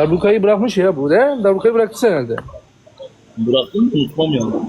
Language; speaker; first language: Turkish; native; Turkish